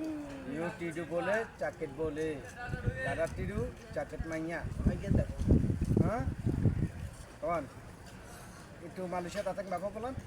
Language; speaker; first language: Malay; non-native, learner; Bangla